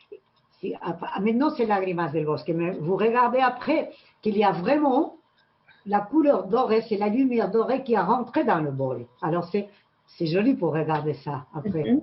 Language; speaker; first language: French; non-native, learner; Spanish